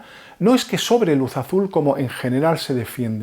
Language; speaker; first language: Spanish; native; Spanish